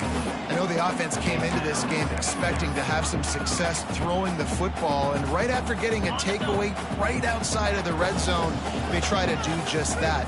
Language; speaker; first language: English; native; English